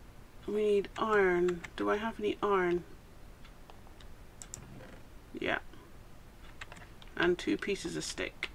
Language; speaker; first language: English; native; English